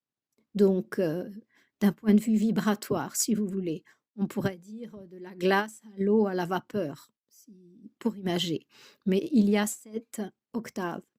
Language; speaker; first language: French; native; French